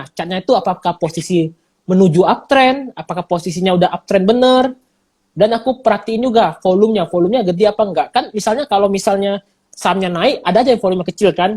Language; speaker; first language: Indonesian; native; Indonesian